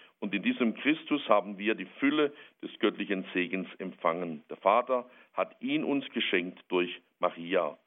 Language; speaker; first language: German; native; German